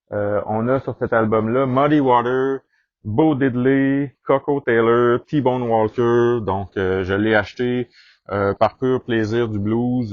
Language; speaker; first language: French; native; French